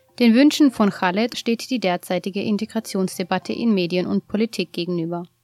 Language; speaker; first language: German; native; German